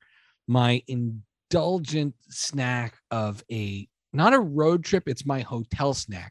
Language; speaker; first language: English; native; English